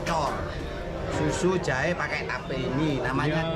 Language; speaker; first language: Indonesian; native; Indonesian